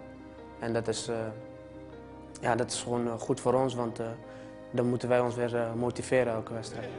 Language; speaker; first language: Dutch; early bilingual, other home language; Turoyo